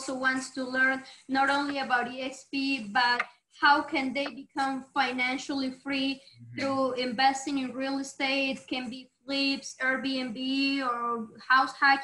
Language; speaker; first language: English; non-native, fluent; Spanish